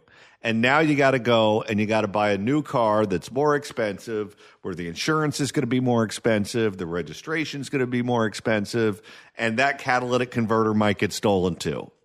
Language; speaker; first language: English; native; English